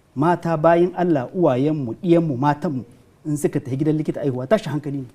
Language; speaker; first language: Hausa; non-native, local second language; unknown